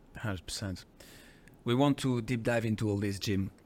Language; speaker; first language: English; non-native, fluent; French